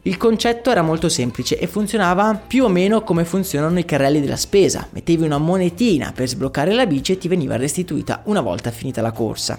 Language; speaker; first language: Italian; native; Italian